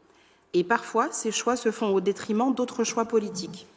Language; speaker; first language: French; native; French